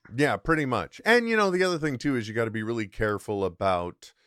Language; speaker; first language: English; native; English